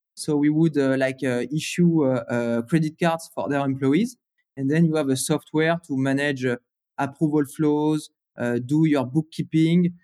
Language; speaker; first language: English; non-native, fluent; French